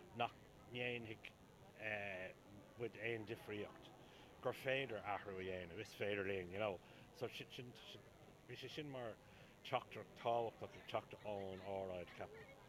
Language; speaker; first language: Irish; non-native, local second language; English